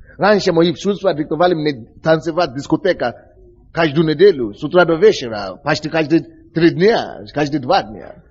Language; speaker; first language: Russian; non-native, fluent; Yoruba